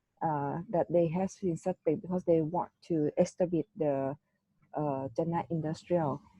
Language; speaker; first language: English; non-native, learner; Thai